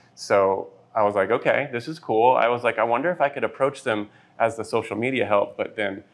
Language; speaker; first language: English; native; English